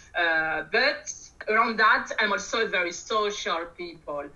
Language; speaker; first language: English; non-native, learner; Malagasy